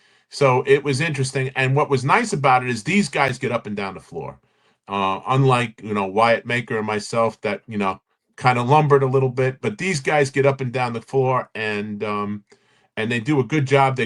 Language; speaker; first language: English; native; English